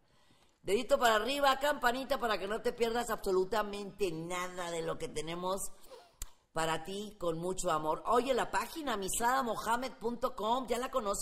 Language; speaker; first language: Spanish; native; Spanish